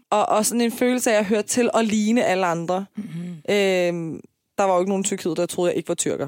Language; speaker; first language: Danish; early bilingual, other home language; Persian